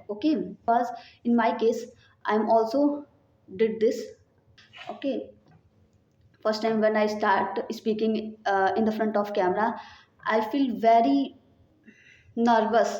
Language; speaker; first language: English; non-native, learner; Hindi